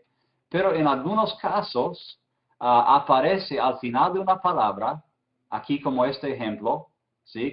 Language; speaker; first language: Spanish; non-native, fluent; English